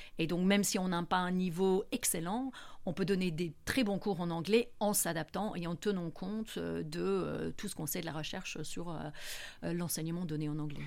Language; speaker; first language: French; non-native, fluent; English